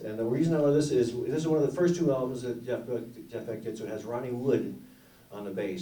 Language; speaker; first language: English; native; English